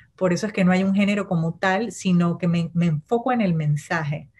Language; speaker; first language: Spanish; native; Spanish